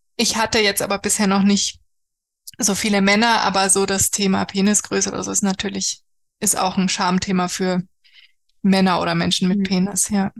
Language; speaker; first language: German; native; German